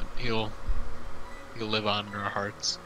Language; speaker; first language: English; native; English